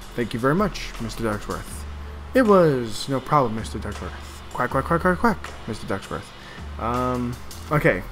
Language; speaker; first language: English; native; English